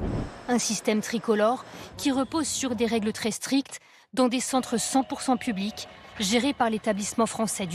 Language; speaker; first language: French; native; French